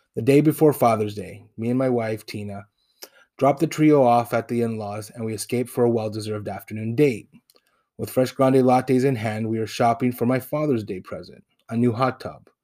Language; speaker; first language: English; non-native, fluent; Spanish